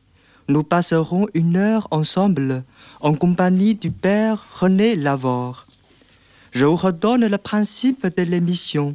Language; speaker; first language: French; non-native, fluent; Chinese